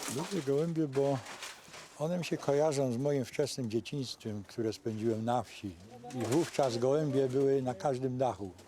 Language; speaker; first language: Polish; native; Polish